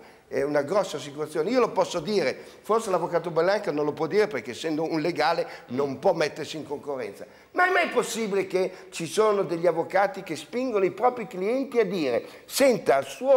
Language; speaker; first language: Italian; native; Italian